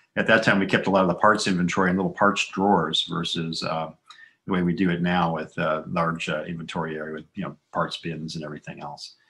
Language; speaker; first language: English; native; English